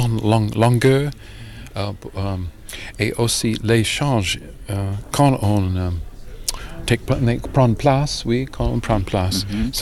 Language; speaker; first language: French; non-native, learner; English